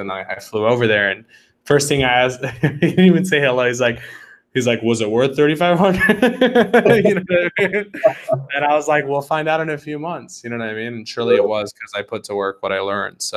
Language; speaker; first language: English; native; English